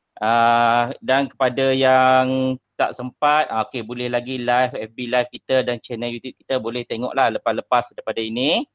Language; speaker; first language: Malay; native; Malay